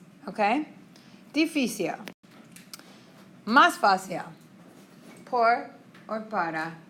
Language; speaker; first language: Spanish; non-native, fluent; English